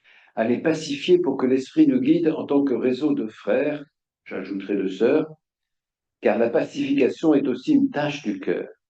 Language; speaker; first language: French; native; French